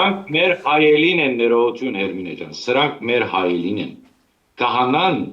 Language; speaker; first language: Armenian; early bilingual, heritage; Armenian